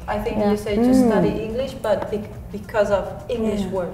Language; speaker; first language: English; non-native, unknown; Spanish